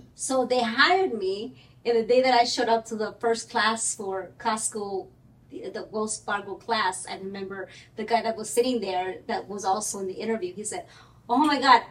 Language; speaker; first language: English; early bilingual, other home language; Spanish